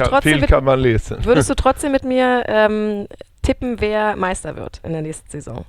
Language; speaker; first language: German; native; German